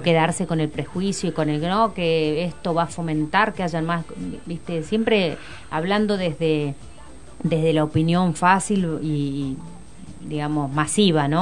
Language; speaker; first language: Spanish; native; Spanish